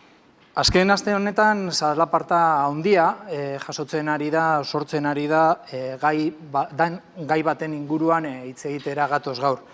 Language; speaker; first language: Basque; native; Basque